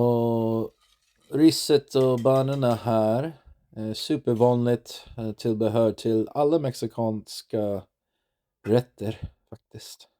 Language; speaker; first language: Swedish; non-native, learner; English